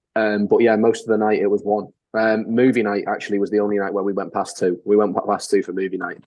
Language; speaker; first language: English; native; English